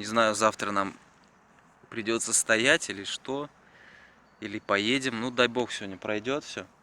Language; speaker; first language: Russian; native; Russian